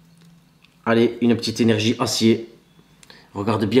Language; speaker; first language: French; native; French